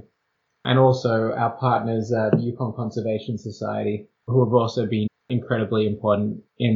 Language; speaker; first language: English; native; English